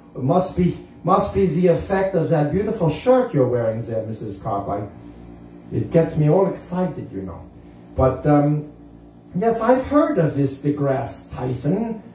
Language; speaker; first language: English; native; English